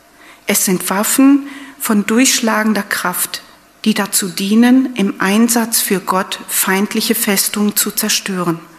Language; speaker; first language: German; native; German